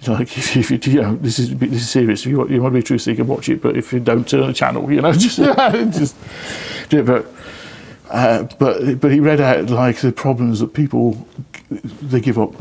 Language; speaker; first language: English; native; English